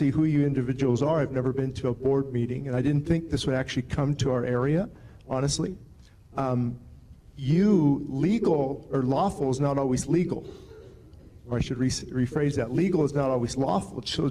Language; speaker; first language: English; native; English